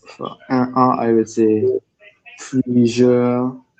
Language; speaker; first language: French; non-native, learner; English